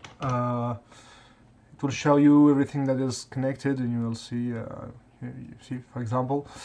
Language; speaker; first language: English; non-native, fluent; French